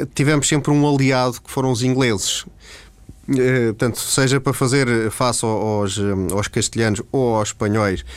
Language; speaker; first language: Portuguese; native; Portuguese